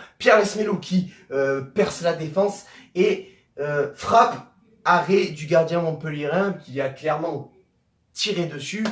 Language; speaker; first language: French; native; French